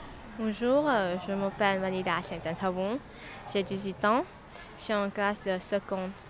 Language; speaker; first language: French; non-native, learner; Lao